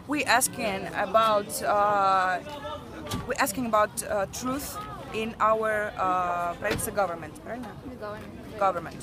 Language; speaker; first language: English; non-native, learner; Russian